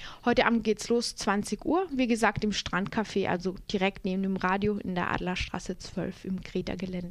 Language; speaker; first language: German; native; German